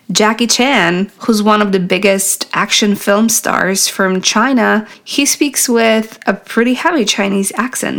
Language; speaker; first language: English; non-native, fluent; Polish